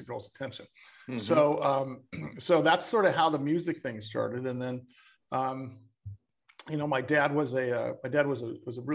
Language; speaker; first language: English; native; English